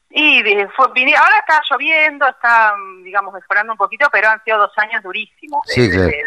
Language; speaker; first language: Spanish; native; Spanish